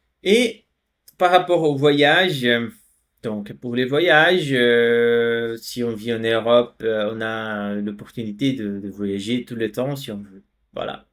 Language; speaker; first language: French; non-native, fluent; Portuguese